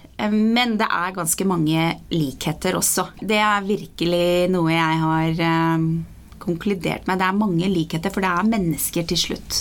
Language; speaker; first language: Norwegian; early bilingual, other home language; Persian